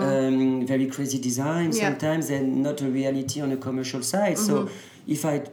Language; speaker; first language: English; early bilingual, other home language; French